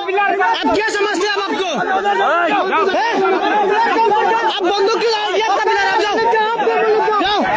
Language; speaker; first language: Hindi; non-native, learner; Bangla